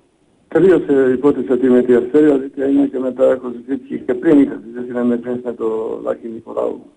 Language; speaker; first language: Greek; non-native, fluent; Bosnian